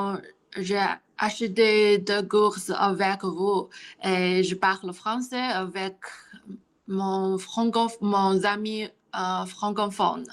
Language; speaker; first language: French; non-native, learner; Chinese